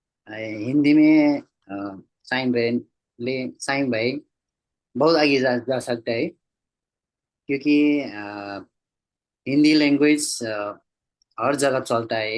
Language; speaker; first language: Hindi; non-native, learner; Nepali